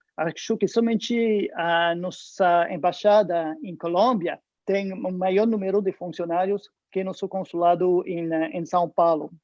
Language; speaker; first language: Portuguese; non-native, fluent; French